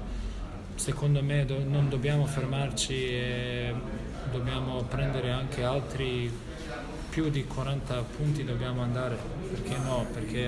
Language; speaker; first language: Italian; non-native, fluent; Bosnian